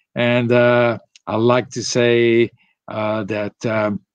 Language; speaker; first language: English; non-native, fluent; Italian